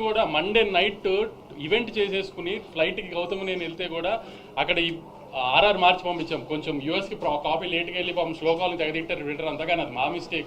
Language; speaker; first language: Telugu; native; Telugu